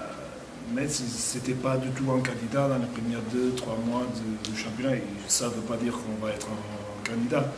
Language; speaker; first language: French; non-native, fluent; Portuguese